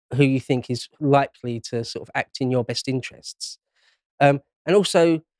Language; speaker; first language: English; native; English